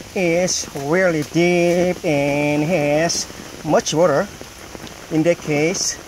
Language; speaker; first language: English; non-native, fluent; Korean